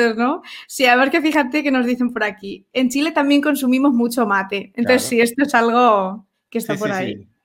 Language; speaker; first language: Spanish; native; Spanish